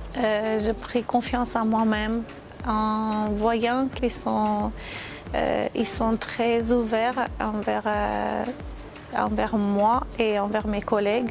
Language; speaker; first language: French; non-native, fluent; Armenian